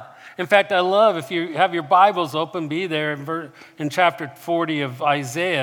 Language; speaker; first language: English; native; English